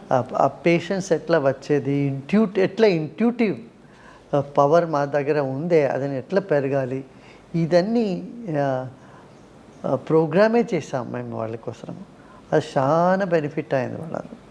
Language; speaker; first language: Telugu; non-native, local second language; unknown